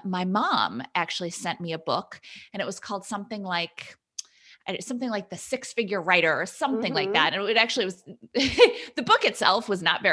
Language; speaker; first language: English; native; English